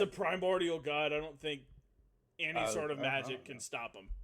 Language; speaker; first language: English; native; English